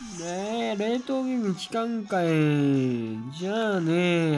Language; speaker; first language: Japanese; native; Japanese